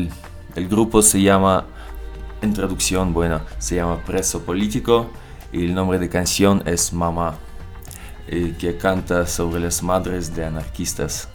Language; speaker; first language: Spanish; non-native, fluent; Russian